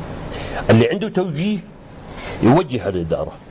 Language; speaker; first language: Arabic; native; Arabic